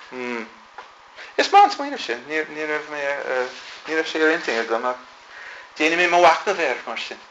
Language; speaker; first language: Irish; non-native, fluent; English